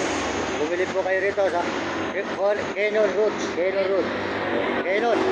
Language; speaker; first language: Filipino; native; Filipino